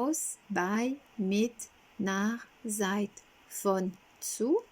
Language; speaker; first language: German; non-native, fluent; French